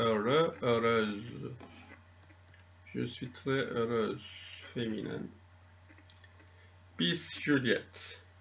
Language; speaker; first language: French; non-native, fluent; Turkish